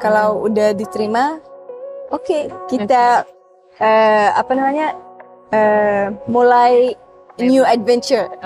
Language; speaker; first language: Indonesian; non-native, learner; Arabic